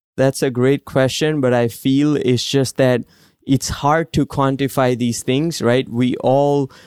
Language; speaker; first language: English; non-native, local second language; Gujarati